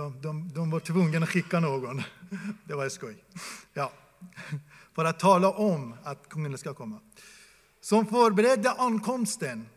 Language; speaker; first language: Swedish; non-native, fluent; Persian